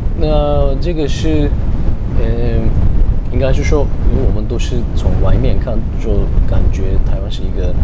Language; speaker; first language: Chinese; non-native, fluent; Turkish